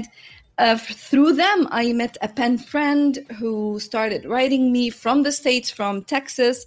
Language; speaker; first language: English; non-native, fluent; Arabic